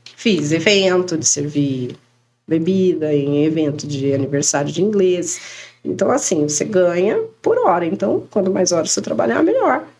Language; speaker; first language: Portuguese; native; Portuguese